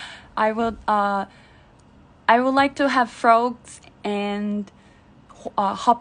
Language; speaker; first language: English; non-native, fluent; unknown